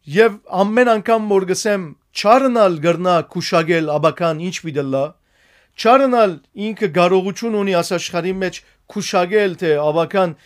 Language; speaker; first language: Armenian; native; Armenian